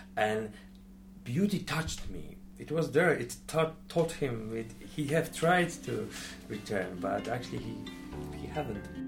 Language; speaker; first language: English; non-native, fluent; Polish